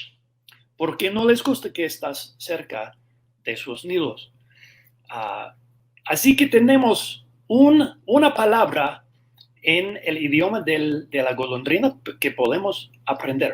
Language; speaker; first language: Spanish; non-native, fluent; English